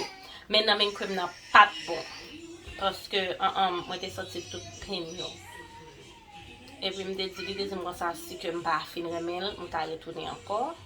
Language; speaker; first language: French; non-native, local second language; Haitian Creole